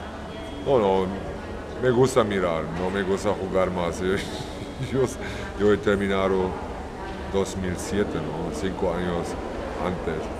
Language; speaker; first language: Spanish; non-native, learner; German